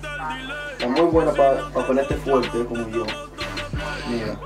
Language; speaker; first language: Spanish; non-native, learner; English